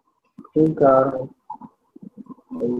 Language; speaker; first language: Portuguese; non-native, fluent; Arabic